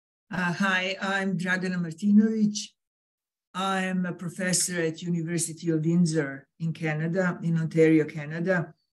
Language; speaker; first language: English; non-native, fluent; Serbian